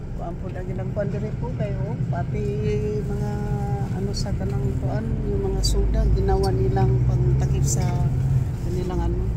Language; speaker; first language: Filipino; non-native, local second language; Cebuano